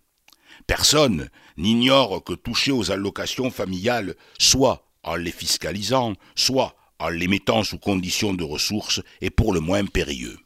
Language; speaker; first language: French; native; French